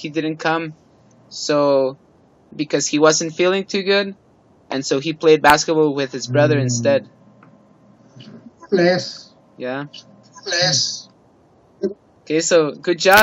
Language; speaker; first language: English; non-native, fluent; Spanish